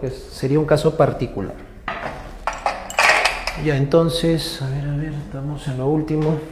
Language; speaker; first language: Spanish; native; Spanish